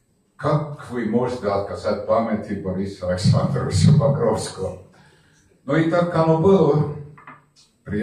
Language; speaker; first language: Russian; native; Russian